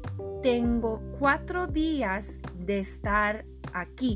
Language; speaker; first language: Spanish; non-native, fluent; English